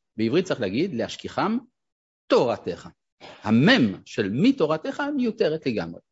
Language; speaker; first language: Hebrew; non-native, fluent; French